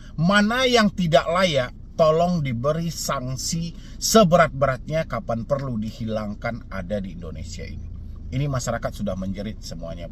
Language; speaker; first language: Indonesian; native; Indonesian